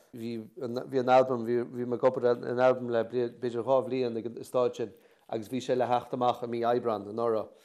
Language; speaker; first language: Irish; native; Irish